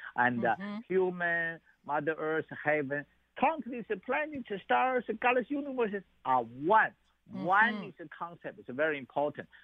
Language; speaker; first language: English; non-native, learner; Chinese